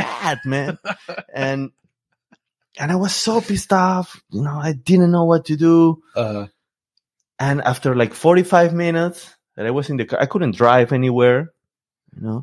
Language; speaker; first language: English; non-native, fluent; Spanish